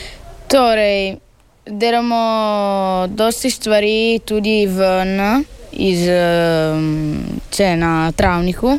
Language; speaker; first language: Slovenian; early bilingual, heritage; Italian